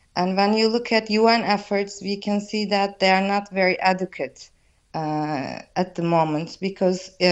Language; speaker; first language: English; non-native, fluent; Turkish